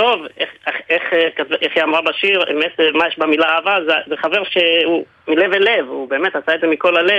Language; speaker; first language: Hebrew; early bilingual, other home language; Arabic